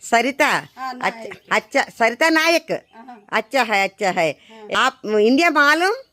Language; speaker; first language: Hindi; non-native, learner; Telugu